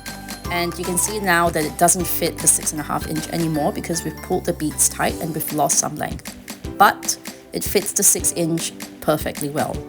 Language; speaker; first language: English; native; English